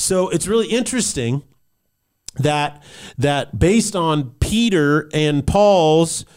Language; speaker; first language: English; native; English